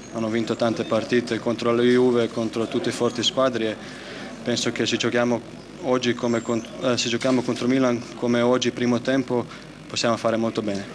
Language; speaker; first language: Italian; non-native, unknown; Croatian